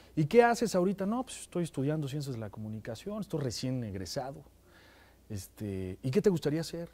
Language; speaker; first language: Spanish; native; Spanish